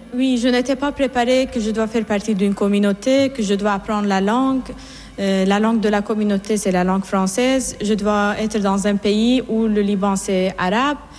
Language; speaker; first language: French; non-native, fluent; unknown